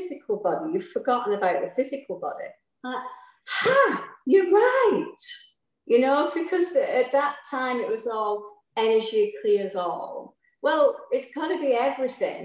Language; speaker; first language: English; native; English